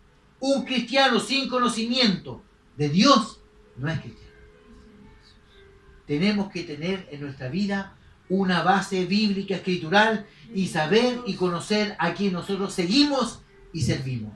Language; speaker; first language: Spanish; native; Spanish